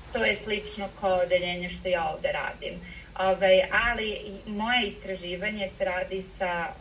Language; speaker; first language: Serbian; early bilingual, heritage; Serbian